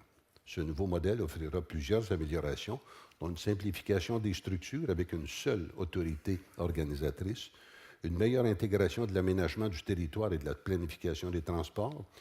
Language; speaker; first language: French; native; French